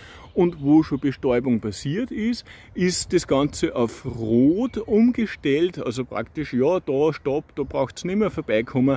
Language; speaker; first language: German; native; German